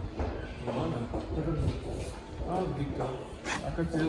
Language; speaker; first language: Russian; non-native, learner; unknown